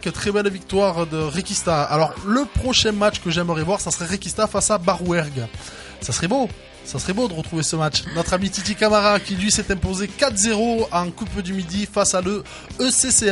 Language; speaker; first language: French; native; French